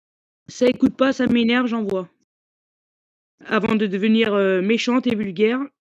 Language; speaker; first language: French; native; French